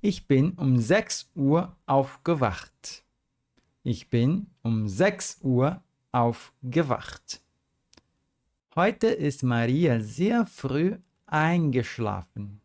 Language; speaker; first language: German; non-native, fluent; Portuguese